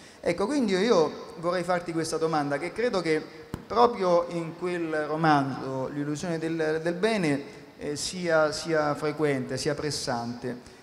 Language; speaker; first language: Italian; native; Italian